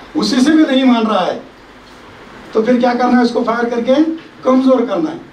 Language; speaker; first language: Hindi; non-native, local second language; Marathi